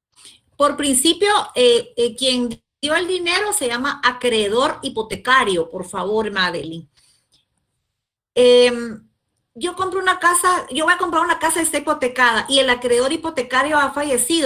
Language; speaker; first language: Spanish; native; Spanish